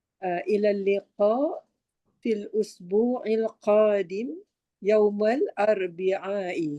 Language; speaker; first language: Arabic; non-native, learner; Malay